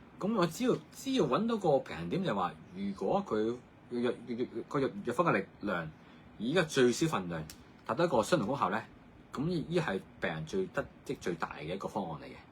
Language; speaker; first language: Cantonese; native; Cantonese